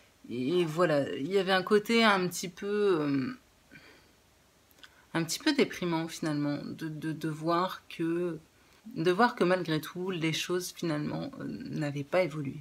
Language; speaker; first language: French; native; French